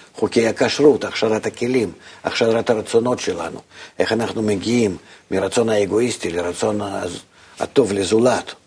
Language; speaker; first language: Hebrew; non-native, fluent; Russian